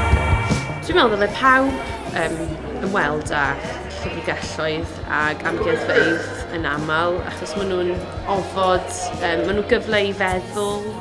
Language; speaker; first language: Welsh; native; Welsh